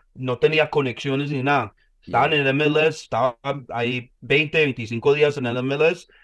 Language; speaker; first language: Spanish; early bilingual, heritage; Spanish